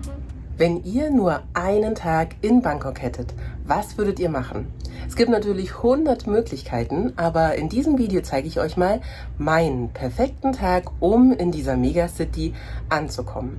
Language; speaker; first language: German; native; German